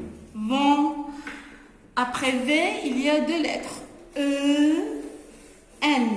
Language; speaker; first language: French; non-native, local second language; Arabic